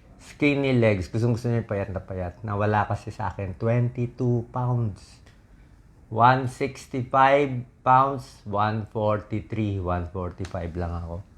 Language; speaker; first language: Filipino; native; Filipino